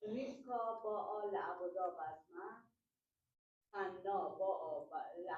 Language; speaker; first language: Hebrew; non-native, learner; English